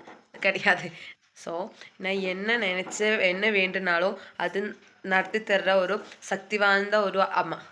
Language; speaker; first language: Tamil; non-native, local second language; Malayalam